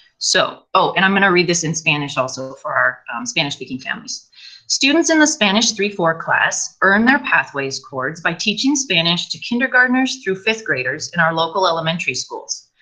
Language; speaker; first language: English; native; English